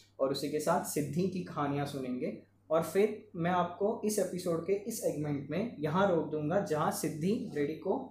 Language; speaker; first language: Hindi; non-native, local second language; Marathi